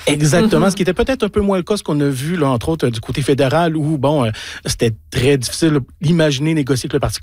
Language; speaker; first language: French; native; French